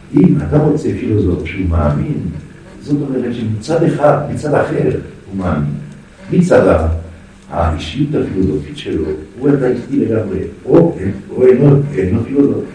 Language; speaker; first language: Hebrew; non-native, fluent; French